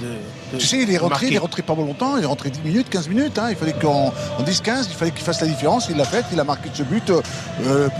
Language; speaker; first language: French; native; French